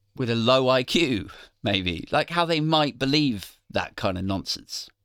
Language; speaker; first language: English; native; English